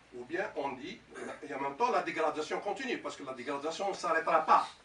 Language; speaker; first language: French; non-native, local second language; Arabic